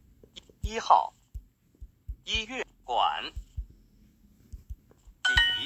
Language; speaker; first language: Chinese; non-native, learner; English